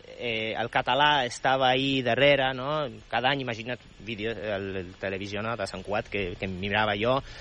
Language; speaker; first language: Catalan; non-native, fluent; Polish